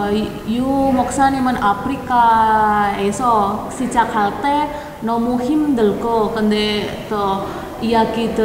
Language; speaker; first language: Korean; non-native, learner; Indonesian